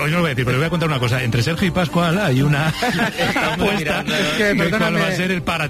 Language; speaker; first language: Spanish; native; Spanish